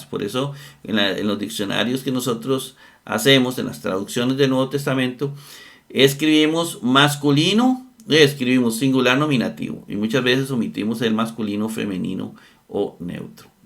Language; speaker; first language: Spanish; native; Spanish